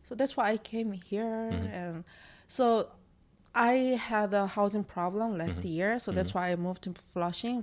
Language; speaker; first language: English; non-native, learner; Korean